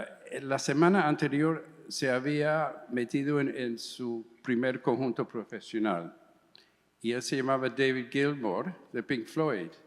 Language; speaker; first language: Spanish; early bilingual, heritage; English